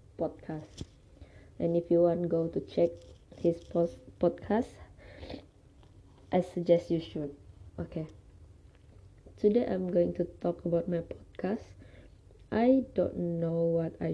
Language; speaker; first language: English; non-native, local second language; Malay